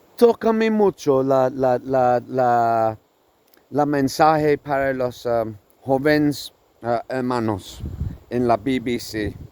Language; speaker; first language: Spanish; non-native, learner; English